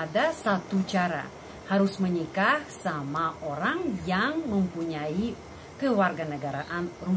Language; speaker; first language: Indonesian; non-native, fluent; Russian